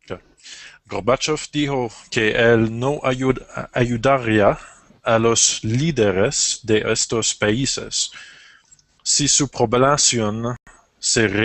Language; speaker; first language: Spanish; non-native, learner; English